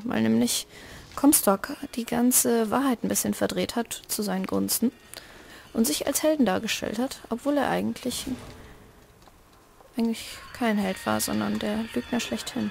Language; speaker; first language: German; native; German